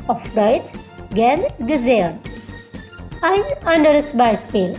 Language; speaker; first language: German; non-native, fluent; Indonesian